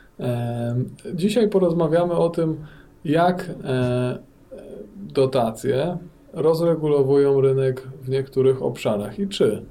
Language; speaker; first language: Polish; native; Polish